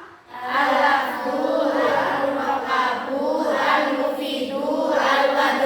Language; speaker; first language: Arabic; non-native, learner; Indonesian